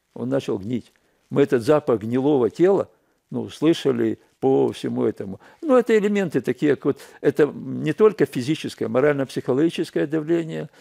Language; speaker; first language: Russian; native; Russian